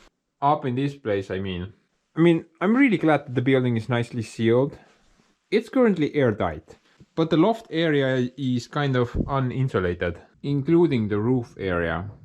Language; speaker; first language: English; non-native, fluent; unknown